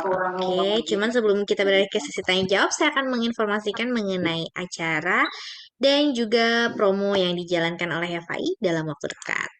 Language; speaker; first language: Indonesian; native; Indonesian